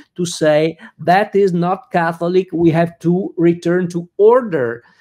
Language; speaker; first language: English; non-native, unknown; Italian